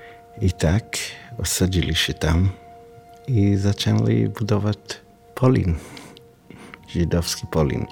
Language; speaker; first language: Polish; non-native, learner; Hebrew